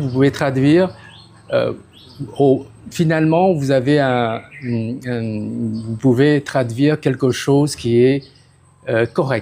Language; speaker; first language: French; non-native, fluent; Khmer